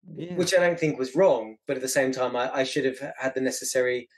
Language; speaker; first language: English; native; English